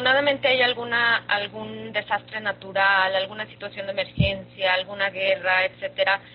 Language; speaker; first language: Spanish; native; Spanish